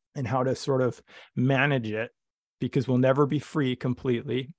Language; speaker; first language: English; native; English